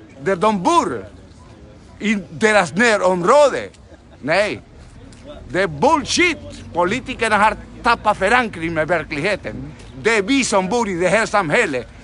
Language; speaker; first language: Swedish; non-native, fluent; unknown